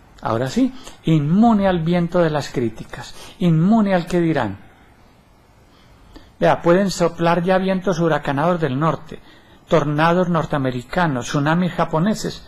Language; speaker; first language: Spanish; native; Spanish